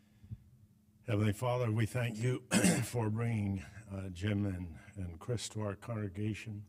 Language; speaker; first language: English; native; English